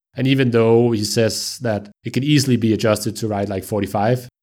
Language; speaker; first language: English; non-native, fluent; Danish